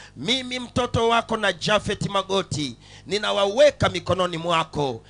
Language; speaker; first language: Swahili; non-native, local second language; Sukuma